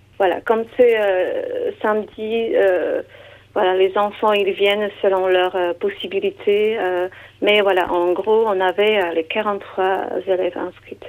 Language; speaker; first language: French; non-native, fluent; Slovak